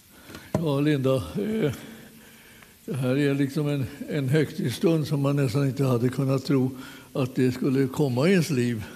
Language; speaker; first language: Swedish; native; Swedish